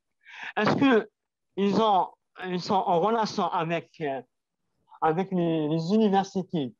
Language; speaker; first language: French; non-native, local second language; Arabic